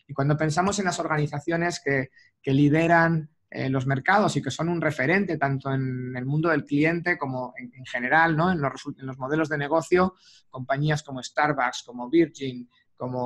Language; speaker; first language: Spanish; native; Spanish